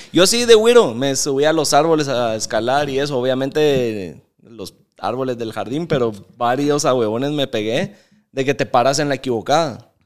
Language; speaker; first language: Spanish; native; Spanish